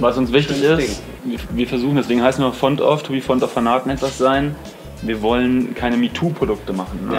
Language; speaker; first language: German; native; German